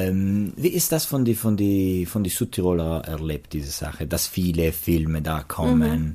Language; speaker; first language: German; non-native, local second language; Italian